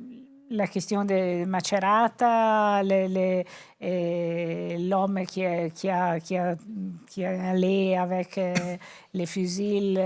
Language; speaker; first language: French; non-native, fluent; Italian